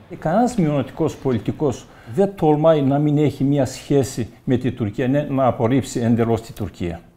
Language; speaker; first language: Greek; non-native, local second language; Turkish